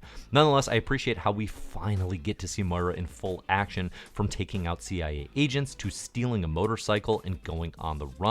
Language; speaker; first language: English; native; English